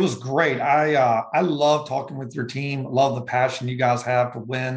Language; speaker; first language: English; native; English